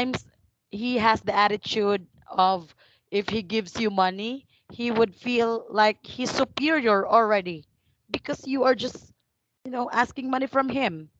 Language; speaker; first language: English; non-native, fluent; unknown